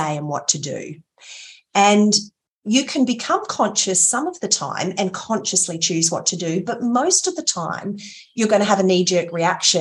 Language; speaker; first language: English; native; English